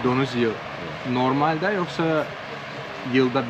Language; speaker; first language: Turkish; non-native, fluent; Azerbaijani